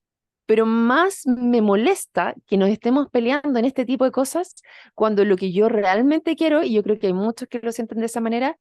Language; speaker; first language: Spanish; native; Spanish